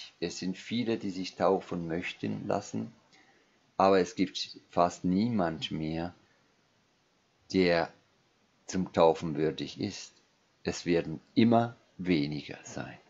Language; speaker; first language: German; non-native, fluent; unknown